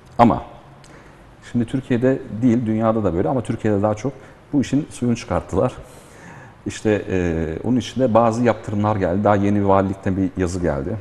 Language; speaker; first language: Turkish; early bilingual, heritage; Turkish